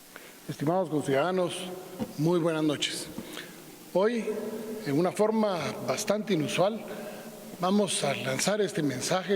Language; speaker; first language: Spanish; native; Spanish